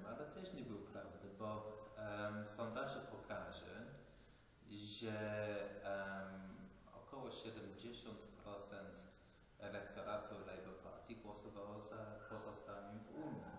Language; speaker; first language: Polish; non-native, fluent; English